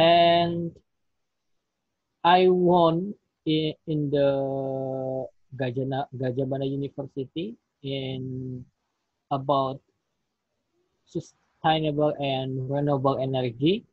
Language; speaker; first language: English; non-native, learner; Indonesian